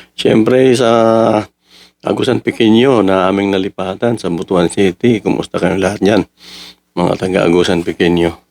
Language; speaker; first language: Filipino; non-native, local second language; Cebuano